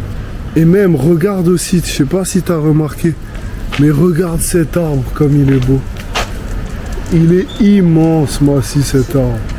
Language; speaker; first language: French; native; French